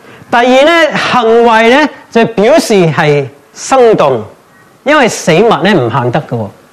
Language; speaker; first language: Cantonese; non-native, fluent; English